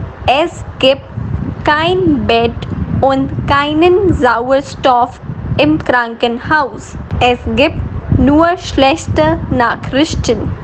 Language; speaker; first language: German; non-native, learner; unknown